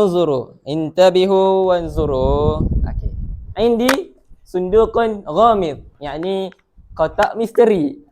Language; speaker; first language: Arabic; non-native, learner; Malay